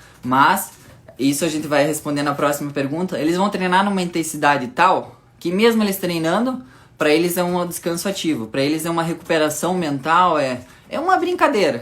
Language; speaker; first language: Portuguese; native; Portuguese